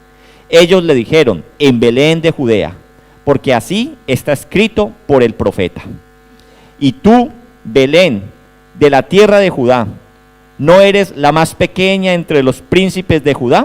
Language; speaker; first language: Spanish; native; Spanish